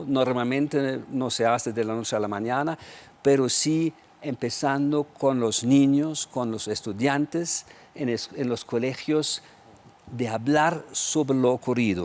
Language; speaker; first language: Spanish; non-native, fluent; German